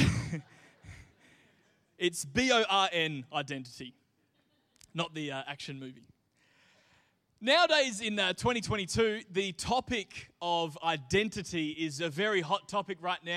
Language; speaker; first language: English; native; English